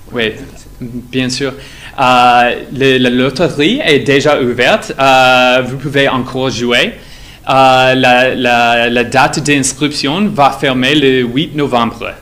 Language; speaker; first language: French; non-native, fluent; English